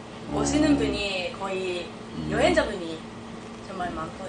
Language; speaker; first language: Korean; non-native, fluent; Japanese